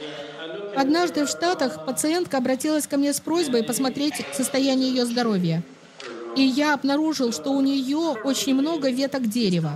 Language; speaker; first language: Russian; native; Russian